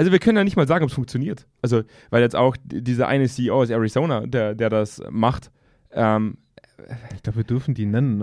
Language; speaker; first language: German; native; German